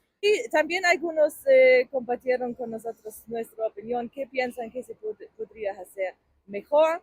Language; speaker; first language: Spanish; non-native, fluent; German